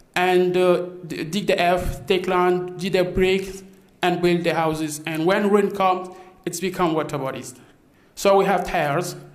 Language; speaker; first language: English; non-native, fluent; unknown